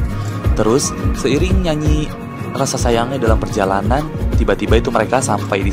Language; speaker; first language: Indonesian; native; Indonesian